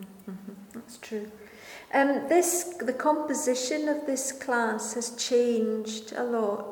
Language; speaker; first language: English; non-native, fluent; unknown